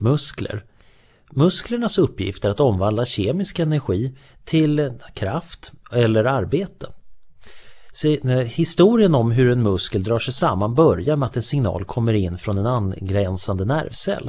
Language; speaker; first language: Swedish; native; Swedish